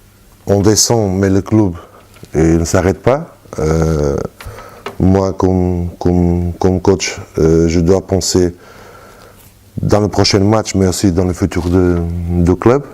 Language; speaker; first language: French; non-native, fluent; Portuguese